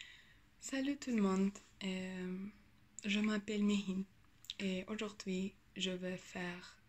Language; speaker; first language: French; non-native, learner; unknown